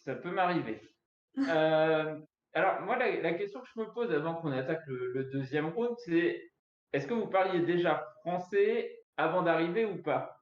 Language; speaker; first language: French; native; French